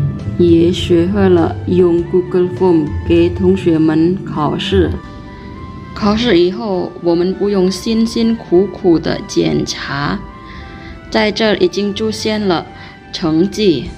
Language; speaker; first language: Chinese; non-native, fluent; Indonesian